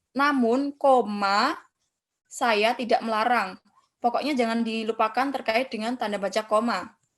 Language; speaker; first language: Indonesian; non-native, local second language; Javanese